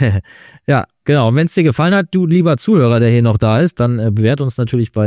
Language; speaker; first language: German; native; German